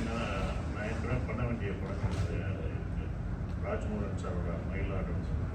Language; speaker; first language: Tamil; native; Tamil